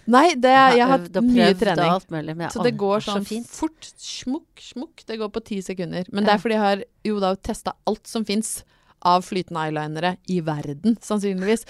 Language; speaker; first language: Norwegian; native; Norwegian